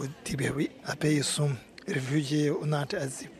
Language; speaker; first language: French; early bilingual, other home language; Tibetan